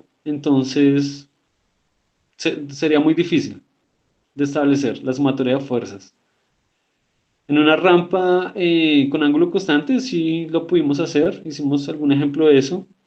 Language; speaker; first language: Spanish; native; Spanish